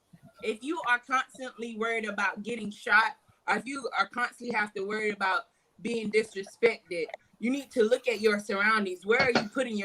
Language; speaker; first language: English; native; English